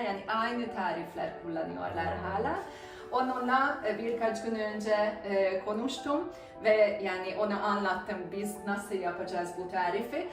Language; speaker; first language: Turkish; non-native, fluent; Hungarian